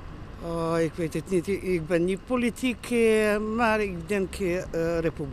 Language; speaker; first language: Dutch; non-native, local second language; French